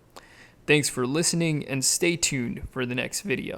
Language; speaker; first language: English; native; English